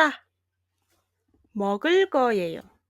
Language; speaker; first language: Korean; non-native, fluent; Mongolian